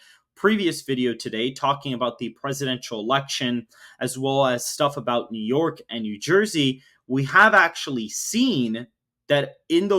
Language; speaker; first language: English; native; English